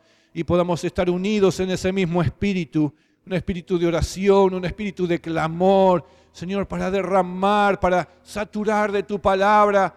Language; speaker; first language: Spanish; native; Spanish